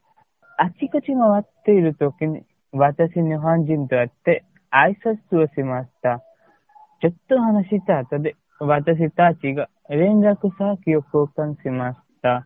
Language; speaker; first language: Japanese; non-native, learner; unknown